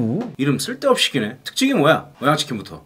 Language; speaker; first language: Korean; native; Korean